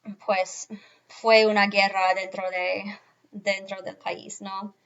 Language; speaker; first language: Spanish; non-native, fluent; English